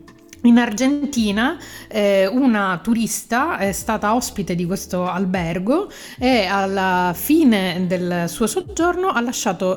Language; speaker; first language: Italian; native; Italian